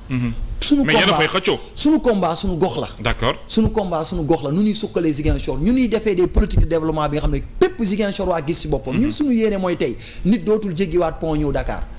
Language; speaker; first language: Wolof; non-native, local second language; Jola-Fonyi